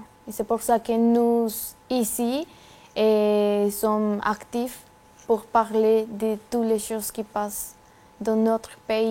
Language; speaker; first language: French; non-native, learner; Spanish